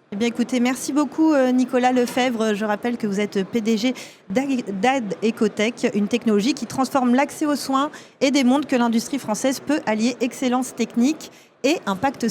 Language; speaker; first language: French; native; French